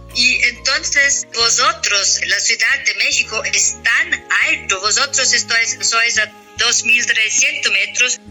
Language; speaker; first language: Spanish; non-native, fluent; German